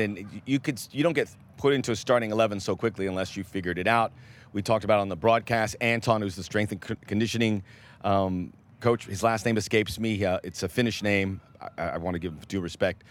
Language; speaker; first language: English; native; English